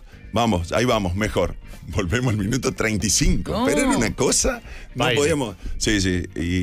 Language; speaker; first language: Spanish; native; Spanish